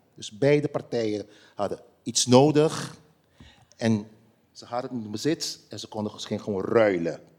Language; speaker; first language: Dutch; non-native, local second language; Papiamento